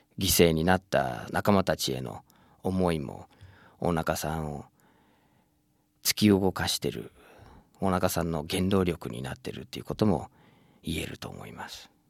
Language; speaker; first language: Japanese; non-native, fluent; English